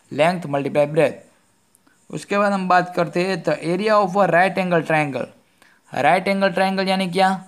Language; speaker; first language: Hindi; non-native, local second language; Gujarati